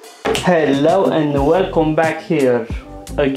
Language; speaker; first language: English; non-native, learner; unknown